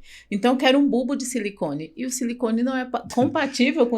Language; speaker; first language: Portuguese; native; Portuguese